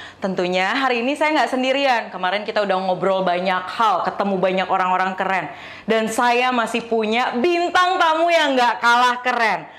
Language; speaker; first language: Indonesian; native; Indonesian